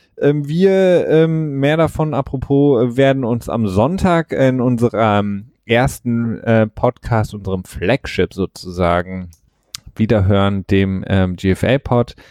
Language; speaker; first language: German; native; German